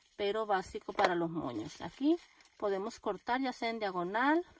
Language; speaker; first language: Spanish; native; Spanish